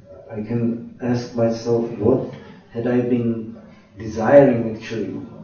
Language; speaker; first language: English; non-native, fluent; Czech